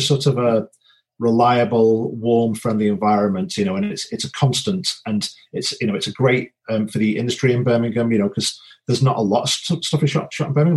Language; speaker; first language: English; native; English